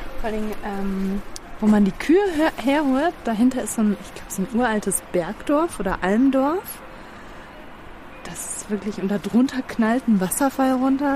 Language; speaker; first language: German; native; German